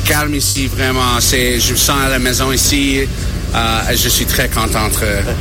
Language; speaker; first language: French; non-native, learner; English